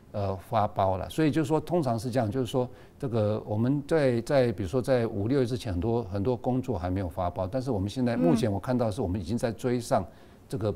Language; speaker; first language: Chinese; native; Chinese